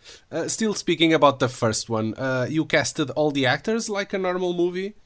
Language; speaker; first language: English; non-native, fluent; Portuguese